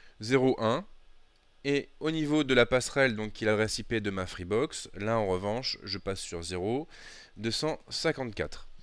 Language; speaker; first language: French; native; French